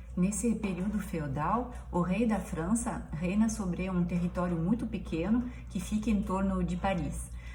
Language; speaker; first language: Portuguese; non-native, fluent; French